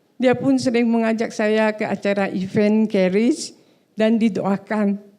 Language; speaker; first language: Indonesian; native; Indonesian